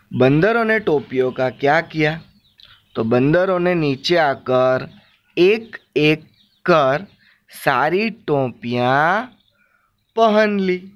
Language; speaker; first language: Hindi; non-native, local second language; Gujarati